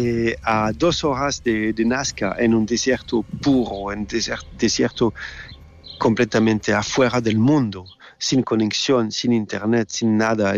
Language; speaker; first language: Spanish; non-native, learner; French